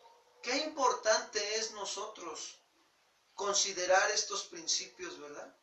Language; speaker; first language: Spanish; native; Spanish